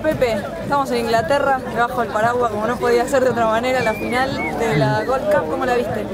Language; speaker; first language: Spanish; native; Spanish